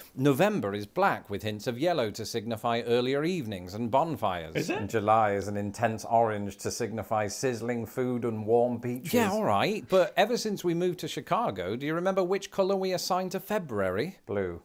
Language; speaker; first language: English; native; English